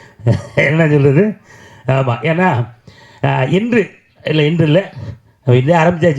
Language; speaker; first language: Tamil; native; Tamil